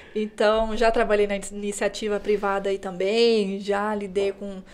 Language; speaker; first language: Portuguese; native; Portuguese